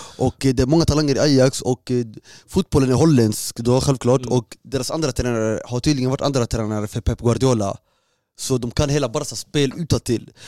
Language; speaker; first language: Swedish; early bilingual, other home language; Somali